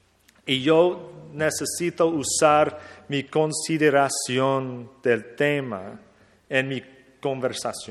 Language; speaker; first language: Spanish; non-native, fluent; English